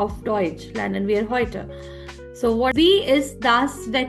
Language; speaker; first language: German; non-native, fluent; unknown